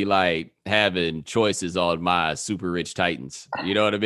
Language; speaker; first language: English; native; English